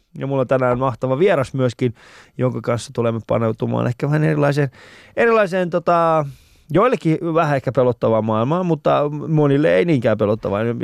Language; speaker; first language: Finnish; early bilingual, other home language; Persian